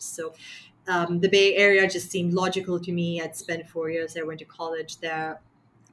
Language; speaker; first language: English; non-native, local second language; Sinhala